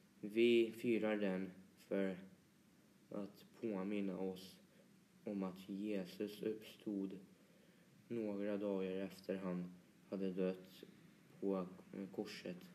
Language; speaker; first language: Swedish; early bilingual, other home language; Polish